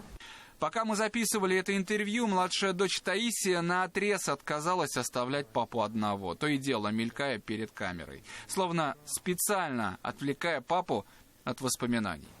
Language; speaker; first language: Russian; native; Russian